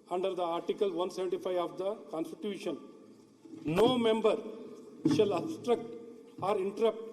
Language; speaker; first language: English; non-native, local second language; Kannada